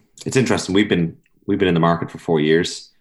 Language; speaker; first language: English; native; English